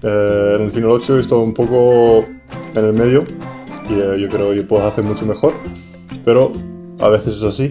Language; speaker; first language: Spanish; non-native, learner; English